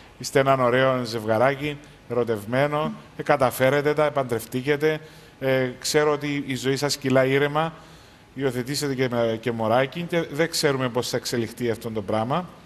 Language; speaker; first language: Greek; native; Greek